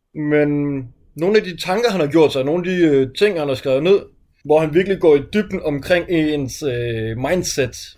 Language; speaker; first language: Danish; native; Danish